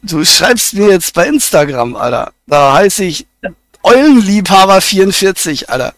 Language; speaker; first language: German; native; German